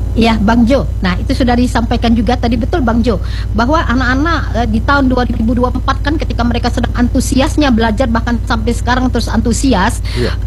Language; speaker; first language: Indonesian; native; Indonesian